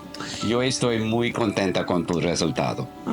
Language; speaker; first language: Spanish; non-native, learner; English